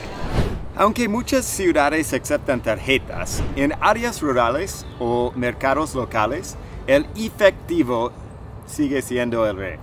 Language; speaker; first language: Spanish; non-native, fluent; English